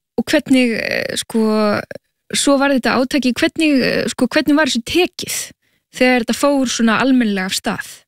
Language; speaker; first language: Icelandic; native; Icelandic